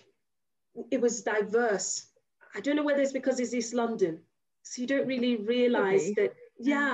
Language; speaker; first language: English; non-native, local second language; Yoruba